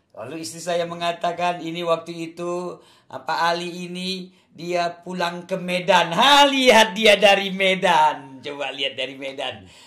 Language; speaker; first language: Indonesian; non-native, local second language; Achinese